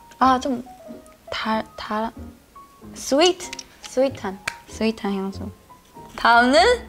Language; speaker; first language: Korean; non-native, fluent; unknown